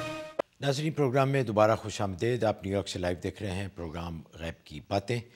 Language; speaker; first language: Urdu; native; Urdu